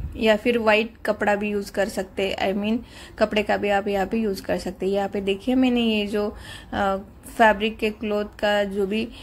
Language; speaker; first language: Hindi; non-native, local second language; Marathi